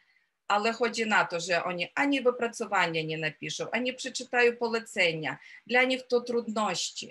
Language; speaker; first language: Polish; non-native, fluent; Ukrainian